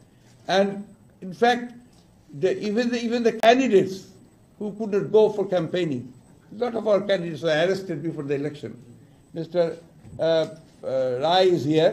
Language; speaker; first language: English; non-native, local second language; Bangla